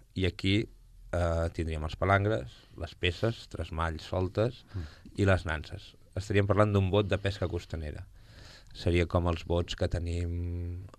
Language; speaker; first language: Catalan; native; Catalan